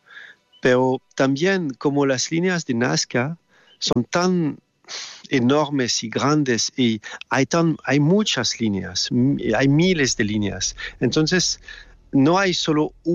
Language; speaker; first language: Spanish; non-native, fluent; French